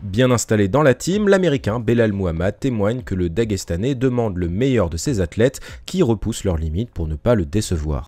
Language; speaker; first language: French; native; French